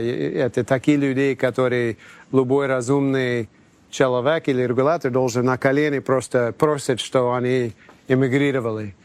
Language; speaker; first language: Russian; non-native, fluent; English